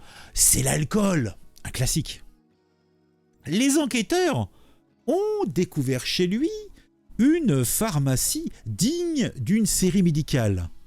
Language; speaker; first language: French; native; French